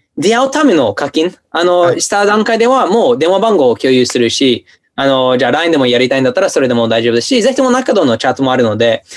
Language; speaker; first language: Japanese; non-native, fluent; English